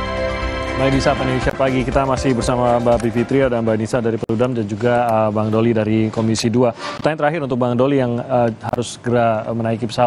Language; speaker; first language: Indonesian; native; Indonesian